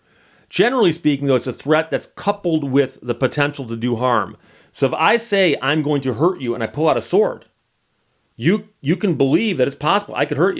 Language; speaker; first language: English; native; English